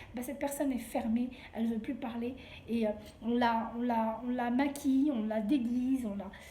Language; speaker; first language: French; early bilingual, other home language; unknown